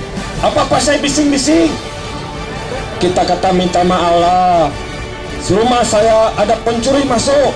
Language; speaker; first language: Malay; native; Malay